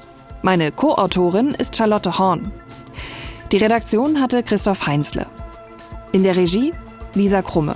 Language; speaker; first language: German; native; German